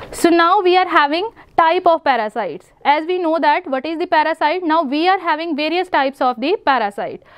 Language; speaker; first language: English; non-native, local second language; Punjabi